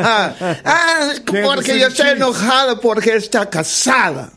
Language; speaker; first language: Spanish; non-native, learner; English